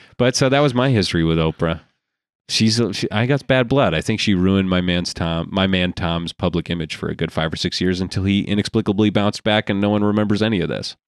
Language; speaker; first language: English; native; English